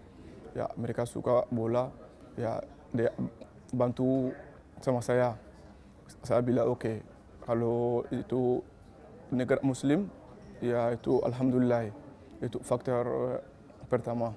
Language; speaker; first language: Indonesian; non-native, learner; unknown